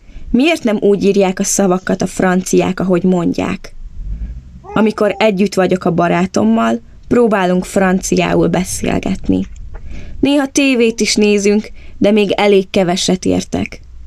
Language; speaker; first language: Hungarian; non-native, learner; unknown